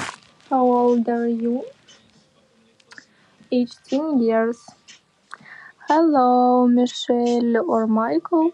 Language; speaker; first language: English; non-native, learner; Russian